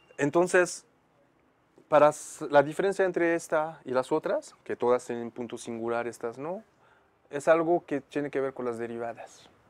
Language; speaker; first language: Spanish; non-native, fluent; Arabic